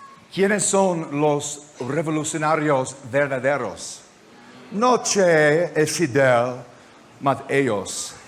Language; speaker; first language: Spanish; non-native, learner; English